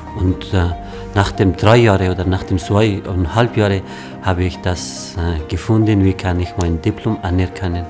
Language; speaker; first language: German; non-native, learner; Persian